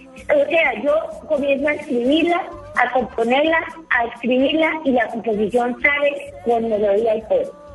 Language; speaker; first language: Spanish; native; Spanish